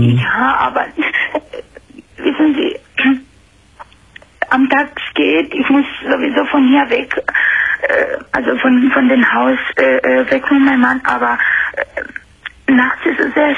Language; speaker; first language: German; non-native, fluent; Romanian